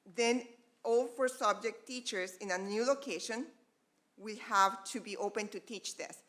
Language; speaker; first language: English; non-native, fluent; Spanish